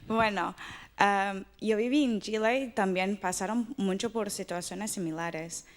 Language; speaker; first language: Spanish; non-native, fluent; English